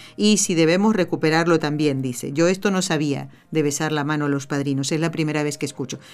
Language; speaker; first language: Spanish; native; Spanish